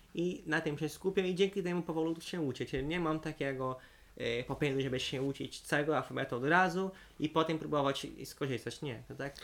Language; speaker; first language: Polish; non-native, fluent; Portuguese